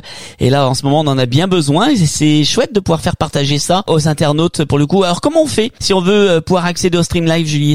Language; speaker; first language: French; native; French